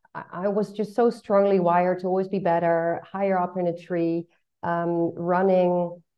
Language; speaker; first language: English; non-native, fluent; Dutch